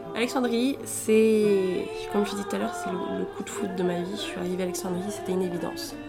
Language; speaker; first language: French; native; French